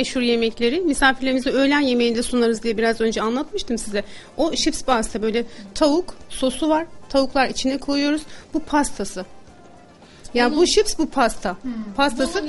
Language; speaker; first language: Turkish; non-native, local second language; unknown